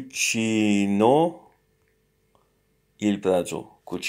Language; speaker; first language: Italian; non-native, learner; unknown